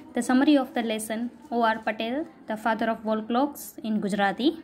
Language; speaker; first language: English; non-native, local second language; Gujarati